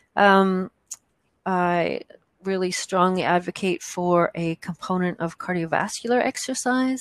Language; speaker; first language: English; native; English